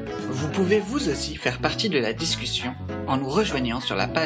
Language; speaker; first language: French; native; French